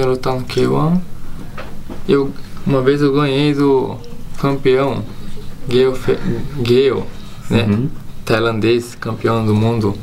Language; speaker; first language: Portuguese; early bilingual, heritage; Portuguese